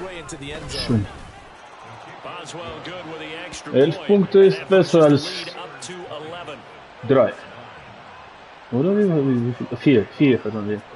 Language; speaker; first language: German; non-native, learner; Russian